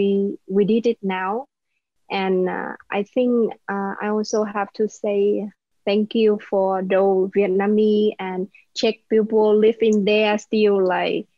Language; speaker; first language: English; non-native, learner; Vietnamese